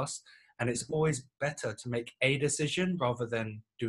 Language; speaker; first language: English; native; English